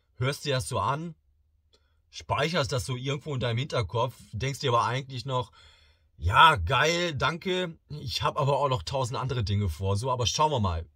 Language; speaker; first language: German; early bilingual, other home language; Bosnian